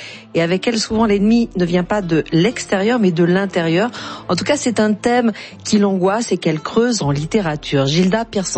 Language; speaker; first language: French; native; French